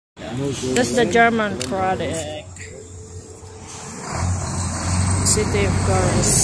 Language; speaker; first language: English; non-native, fluent; Filipino